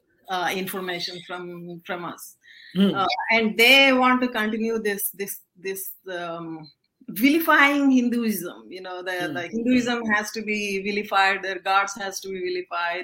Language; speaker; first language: English; non-native, local second language; Telugu